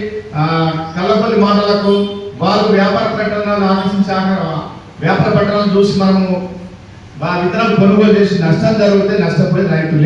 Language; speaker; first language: Telugu; native; Telugu